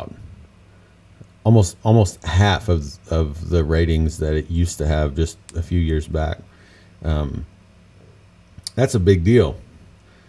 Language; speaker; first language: English; native; English